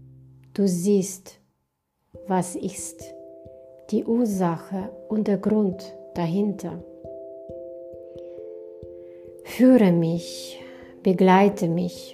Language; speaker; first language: German; non-native, fluent; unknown